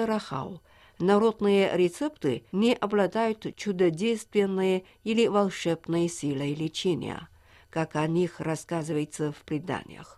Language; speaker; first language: Russian; non-native, fluent; Chinese